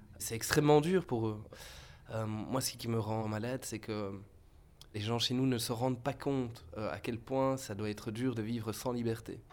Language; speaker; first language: French; native; French